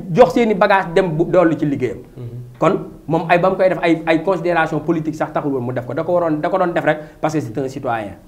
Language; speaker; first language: French; non-native, local second language; Wolof